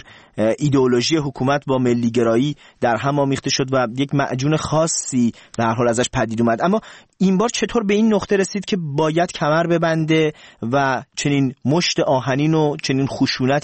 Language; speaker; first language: Persian; native; Persian